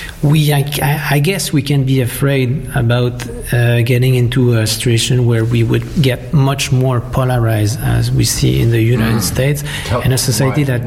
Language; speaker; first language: English; non-native, fluent; French